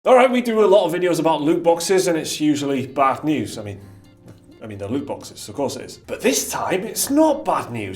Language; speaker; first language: English; native; English